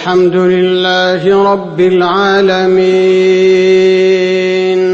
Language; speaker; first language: Arabic; native; Arabic